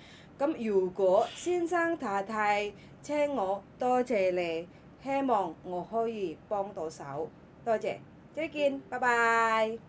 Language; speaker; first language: Cantonese; non-native, learner; Indonesian